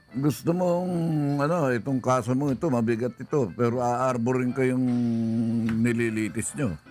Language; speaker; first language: Filipino; native; Filipino